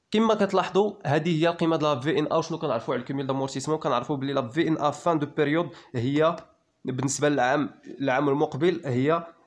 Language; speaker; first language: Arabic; native; Arabic